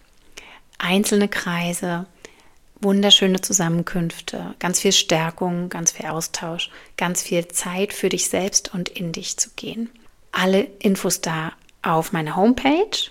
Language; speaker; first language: German; native; German